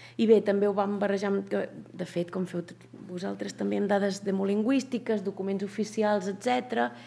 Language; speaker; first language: Catalan; native; Catalan